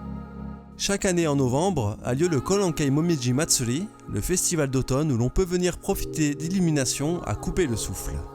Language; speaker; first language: French; native; French